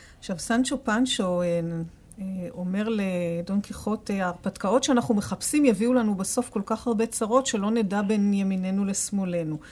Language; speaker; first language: Hebrew; native; Hebrew